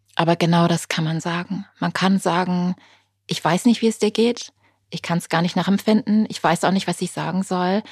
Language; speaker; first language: German; non-native, fluent; English